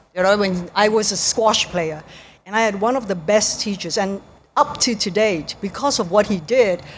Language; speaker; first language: English; native; English